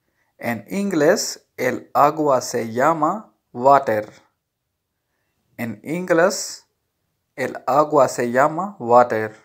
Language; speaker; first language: Spanish; non-native, learner; Urdu